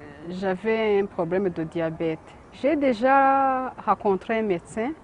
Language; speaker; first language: French; non-native, local second language; Kinyarwanda